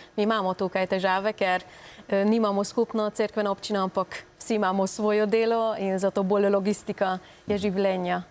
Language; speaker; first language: Slovenian; non-native, learner; Hungarian